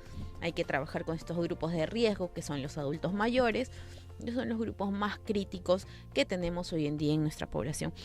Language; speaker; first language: Spanish; native; Spanish